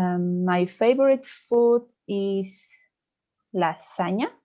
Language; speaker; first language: English; non-native, learner; Spanish